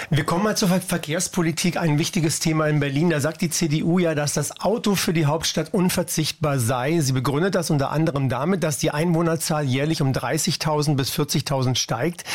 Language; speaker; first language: German; native; German